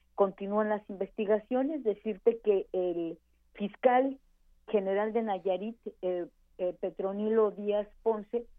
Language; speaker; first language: Spanish; native; Spanish